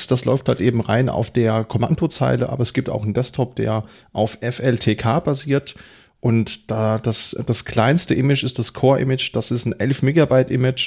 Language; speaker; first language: German; native; German